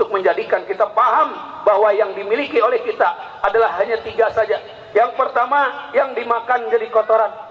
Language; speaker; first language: Indonesian; native; Indonesian